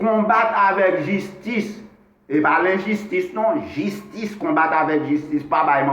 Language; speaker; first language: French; non-native, local second language; Haitian Creole